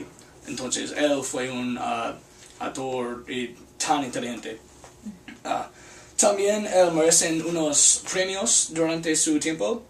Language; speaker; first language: Spanish; non-native, learner; English